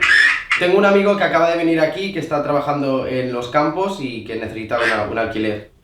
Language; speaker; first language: Spanish; native; Spanish